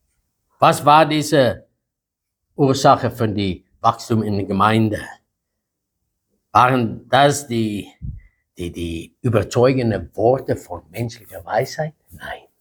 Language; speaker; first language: German; non-native, fluent; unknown